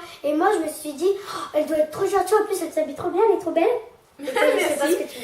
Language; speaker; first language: French; native; French